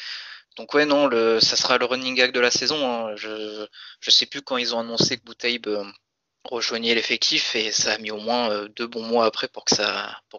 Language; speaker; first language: French; native; French